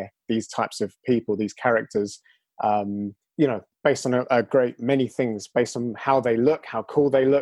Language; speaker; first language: English; native; English